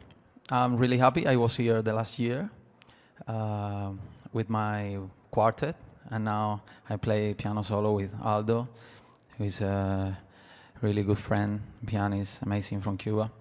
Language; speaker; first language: English; non-native, learner; Spanish